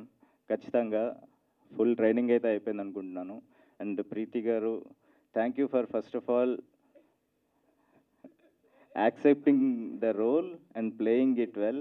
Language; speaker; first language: Telugu; native; Telugu